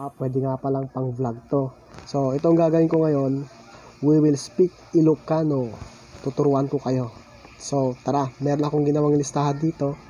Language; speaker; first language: Filipino; non-native, local second language; Iloko